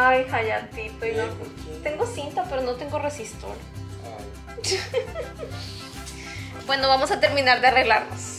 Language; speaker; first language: Spanish; native; Spanish